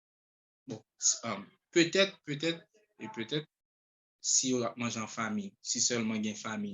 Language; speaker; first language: French; non-native, local second language; Haitian Creole